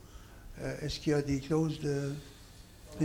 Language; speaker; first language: French; native; French